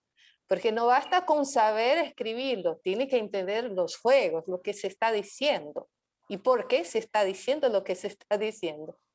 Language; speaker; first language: Spanish; non-native, fluent; Portuguese